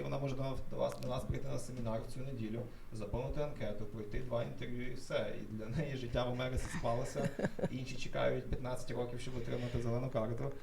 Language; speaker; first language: Ukrainian; native; Ukrainian